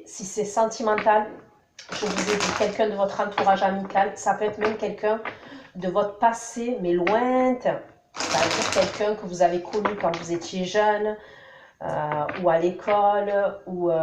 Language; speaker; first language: French; native; French